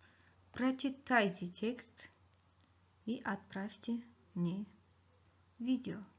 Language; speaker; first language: Russian; non-native, local second language; Kyrgyz